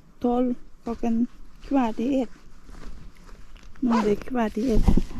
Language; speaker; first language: Swedish; non-native, learner; Thai